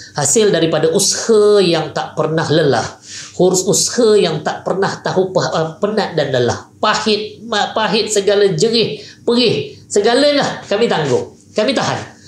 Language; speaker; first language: Malay; native; Malay